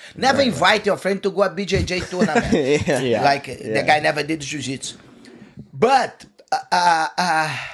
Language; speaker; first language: English; non-native, learner; Portuguese